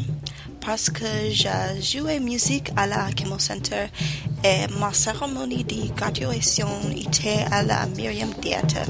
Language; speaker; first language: French; non-native, learner; English